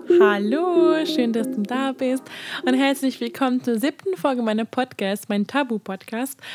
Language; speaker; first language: German; non-native, fluent; Hungarian